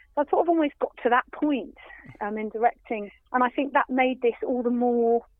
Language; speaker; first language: English; native; English